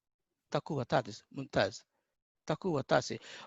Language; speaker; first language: Arabic; non-native, fluent; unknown